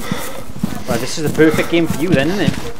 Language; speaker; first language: English; native; English